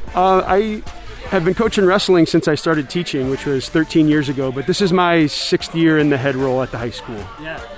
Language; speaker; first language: English; native; English